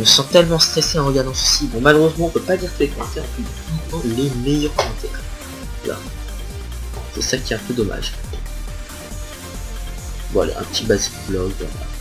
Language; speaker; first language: French; native; French